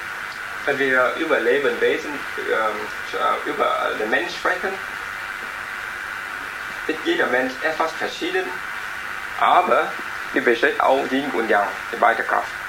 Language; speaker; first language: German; non-native, learner; Vietnamese